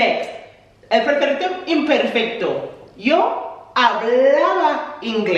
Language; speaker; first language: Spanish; non-native, fluent; English